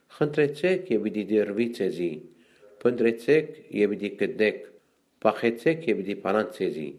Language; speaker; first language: Armenian; early bilingual, heritage; Armenian